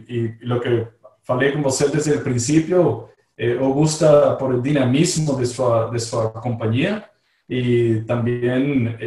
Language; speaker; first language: Portuguese; non-native, fluent; Spanish